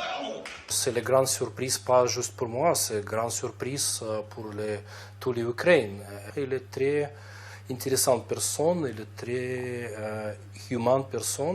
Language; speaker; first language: French; non-native, learner; Russian